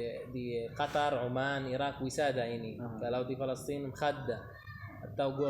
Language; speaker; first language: Indonesian; non-native, learner; Arabic